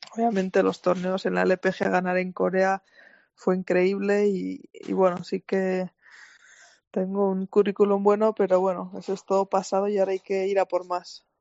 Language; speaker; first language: Spanish; native; Spanish